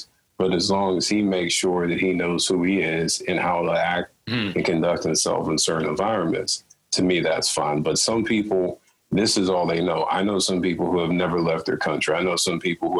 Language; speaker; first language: English; native; English